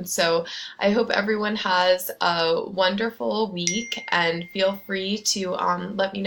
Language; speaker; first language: English; native; English